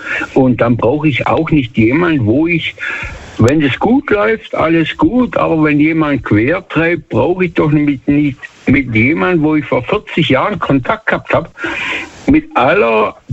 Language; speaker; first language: German; native; German